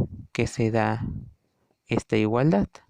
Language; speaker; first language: Spanish; native; Spanish